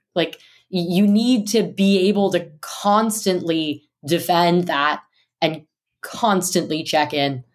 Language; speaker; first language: English; native; English